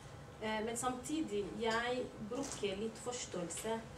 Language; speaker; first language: Norwegian; non-native, learner; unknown